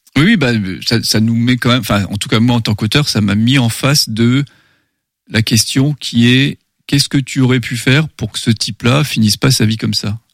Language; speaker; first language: French; non-native, local second language; German